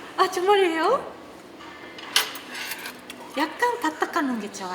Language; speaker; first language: Korean; non-native, learner; Japanese